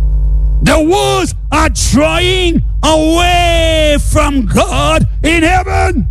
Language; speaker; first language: English; native; English